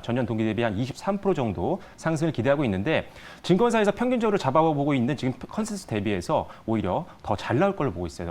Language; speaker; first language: Korean; native; Korean